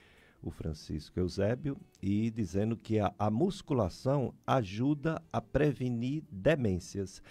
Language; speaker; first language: Portuguese; native; Portuguese